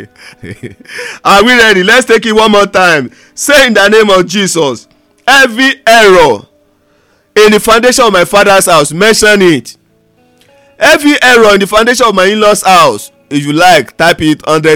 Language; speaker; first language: English; non-native, local second language; Yoruba